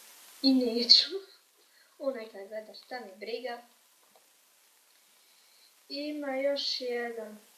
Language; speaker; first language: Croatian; early bilingual, heritage; Croatian